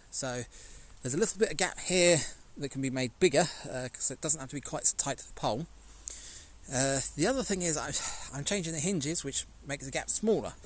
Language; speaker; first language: English; native; English